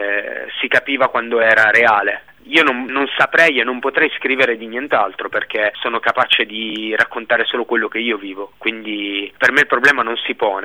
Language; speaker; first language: Italian; native; Italian